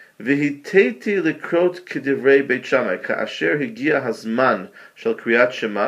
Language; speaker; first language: Hebrew; non-native, fluent; English